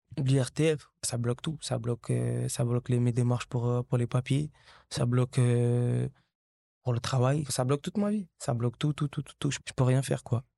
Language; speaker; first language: French; early bilingual, other home language; Kabuverdianu